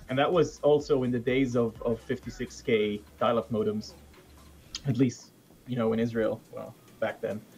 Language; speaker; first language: English; non-native, fluent; Hebrew